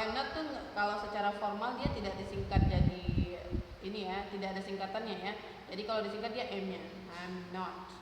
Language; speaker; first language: Indonesian; native; Indonesian